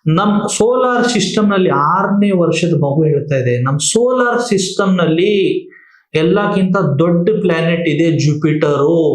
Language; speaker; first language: Kannada; non-native, local second language; Marathi